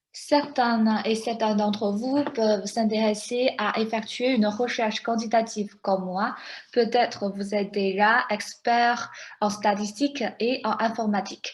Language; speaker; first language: French; non-native, fluent; Chinese